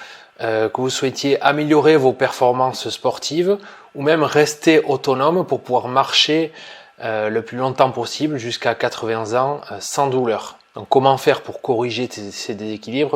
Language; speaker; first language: French; native; French